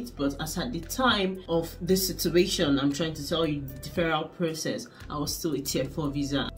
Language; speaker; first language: English; non-native, local second language; Igbo